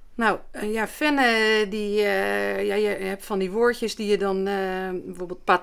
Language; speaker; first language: Dutch; native; Dutch